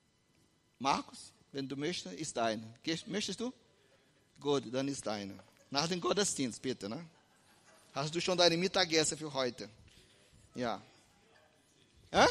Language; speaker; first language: German; non-native, fluent; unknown